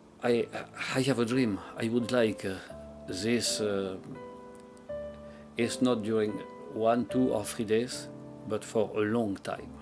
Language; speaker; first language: English; non-native, learner; French